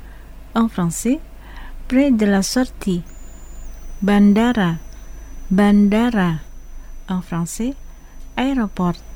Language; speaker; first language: French; non-native, fluent; Indonesian